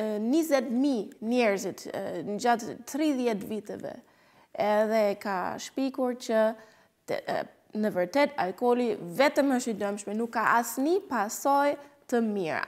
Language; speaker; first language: Albanian; non-native, fluent; German